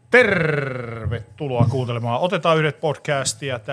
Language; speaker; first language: Finnish; native; Finnish